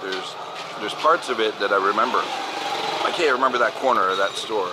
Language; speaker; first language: English; native; English